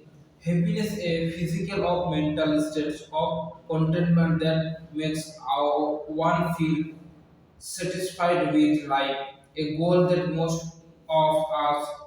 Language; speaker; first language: English; non-native, learner; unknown